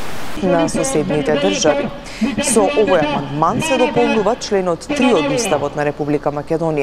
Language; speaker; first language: Macedonian; native; Macedonian